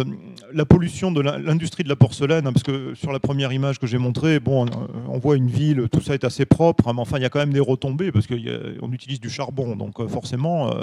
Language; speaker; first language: French; native; French